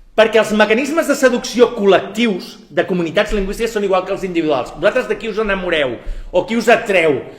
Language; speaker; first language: Catalan; native; Catalan